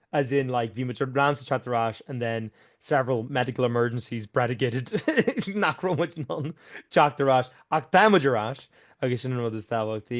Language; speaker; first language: Irish; native; Irish